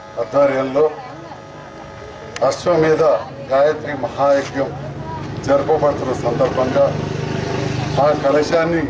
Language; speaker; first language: Telugu; native; Telugu